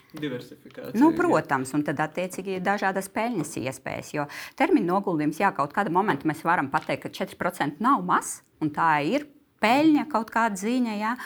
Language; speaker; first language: Latvian; non-native, local second language; Russian